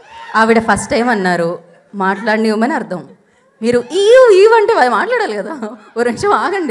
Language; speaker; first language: Telugu; native; Telugu